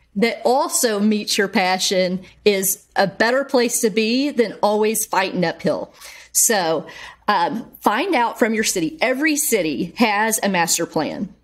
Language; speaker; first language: English; native; English